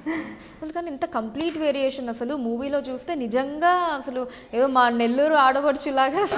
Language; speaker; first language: Telugu; native; Telugu